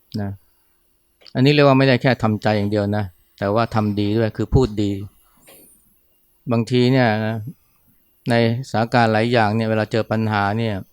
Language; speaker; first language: Thai; native; Thai